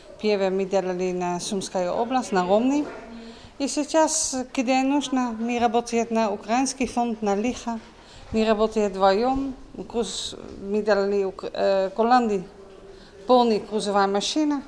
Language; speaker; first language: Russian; non-native, learner; Dutch